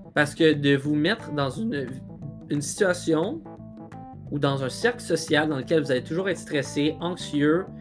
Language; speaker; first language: French; native; French